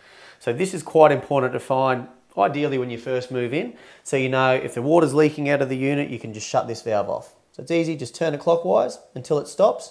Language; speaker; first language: English; native; English